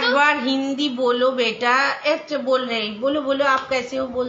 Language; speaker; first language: Hindi; non-native, local second language; Bangla